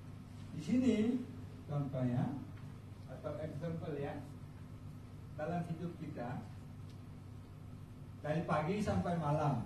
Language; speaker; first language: Indonesian; non-native, fluent; Bangla